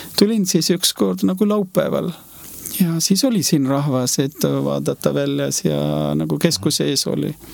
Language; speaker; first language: Estonian; non-native, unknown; Hindi